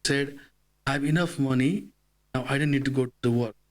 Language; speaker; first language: English; non-native, fluent; Nepali